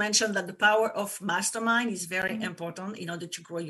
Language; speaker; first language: English; non-native, fluent; French